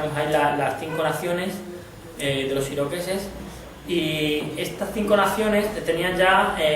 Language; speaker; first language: Spanish; native; Spanish